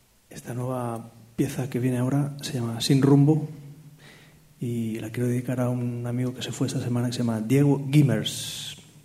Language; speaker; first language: Spanish; non-native, local second language; Catalan